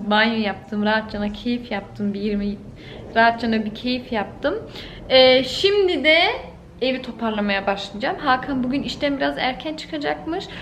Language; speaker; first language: Turkish; early bilingual, heritage; Turkish